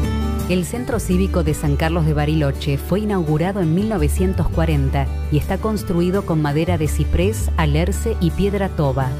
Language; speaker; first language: Spanish; native; Spanish